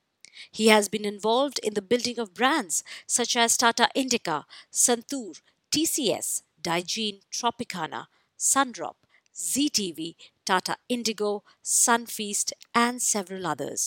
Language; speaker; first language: English; non-native, local second language; Hindi